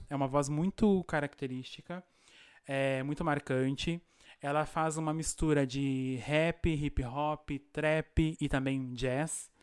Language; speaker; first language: Portuguese; native; Portuguese